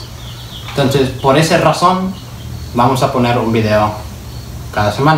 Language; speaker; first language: Spanish; early bilingual, heritage; Spanish